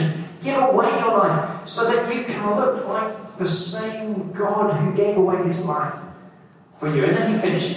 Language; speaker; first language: English; native; English